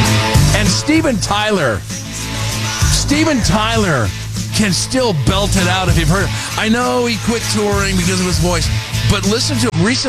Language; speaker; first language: English; native; English